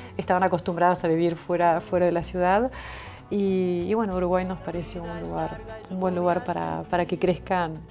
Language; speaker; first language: Spanish; non-native, fluent; French